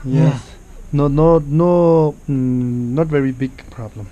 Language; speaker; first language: English; non-native, learner; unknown